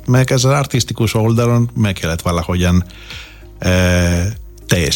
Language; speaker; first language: Hungarian; non-native, fluent; Greek